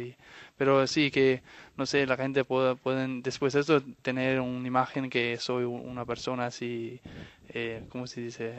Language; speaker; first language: Spanish; non-native, fluent; Danish